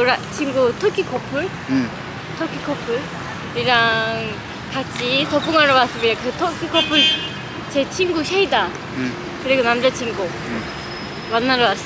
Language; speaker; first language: Korean; non-native, fluent; Turkish